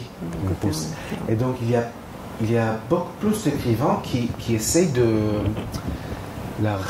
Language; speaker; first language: French; non-native, fluent; Hebrew